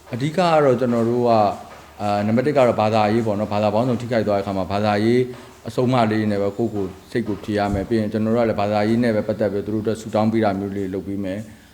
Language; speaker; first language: Burmese; native; Burmese